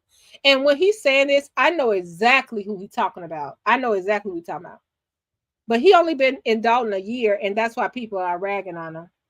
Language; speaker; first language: English; native; English